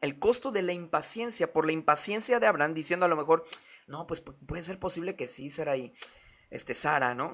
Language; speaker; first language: Spanish; native; Spanish